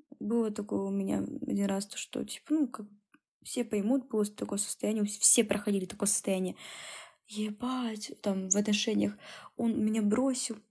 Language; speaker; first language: Russian; native; Russian